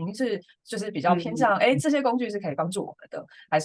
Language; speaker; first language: Chinese; native; Chinese